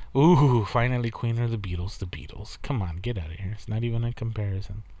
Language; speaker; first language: English; native; English